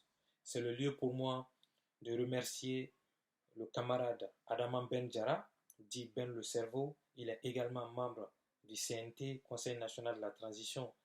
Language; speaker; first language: French; non-native, local second language; Bambara